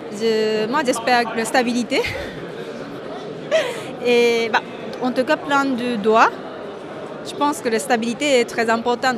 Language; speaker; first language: French; non-native, fluent; Japanese